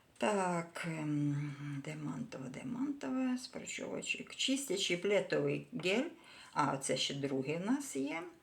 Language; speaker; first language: Ukrainian; non-native, local second language; Russian